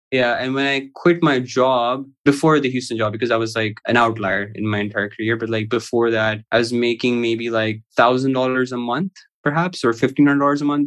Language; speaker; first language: English; non-native, local second language; Urdu